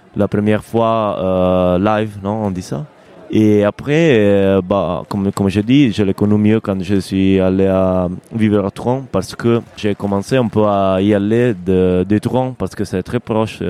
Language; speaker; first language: French; non-native, learner; Italian